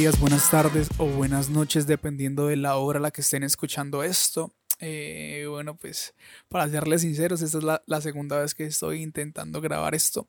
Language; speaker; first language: Spanish; native; Spanish